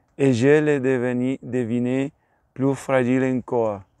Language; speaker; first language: French; non-native, learner; Spanish